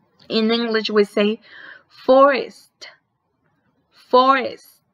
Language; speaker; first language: English; non-native, fluent; Spanish